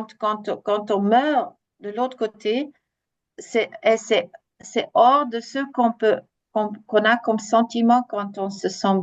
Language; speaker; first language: French; non-native, fluent; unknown